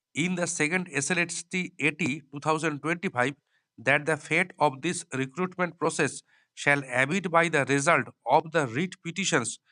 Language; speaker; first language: English; non-native, local second language; Bangla